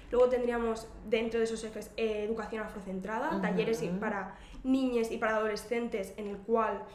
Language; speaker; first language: Spanish; native; Spanish